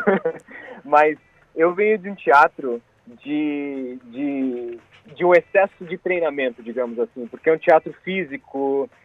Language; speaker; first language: Portuguese; native; Portuguese